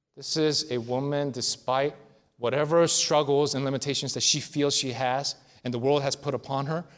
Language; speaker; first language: English; early bilingual, other home language; Korean